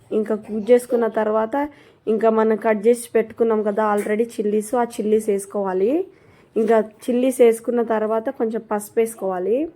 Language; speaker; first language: Telugu; non-native, local second language; Lambadi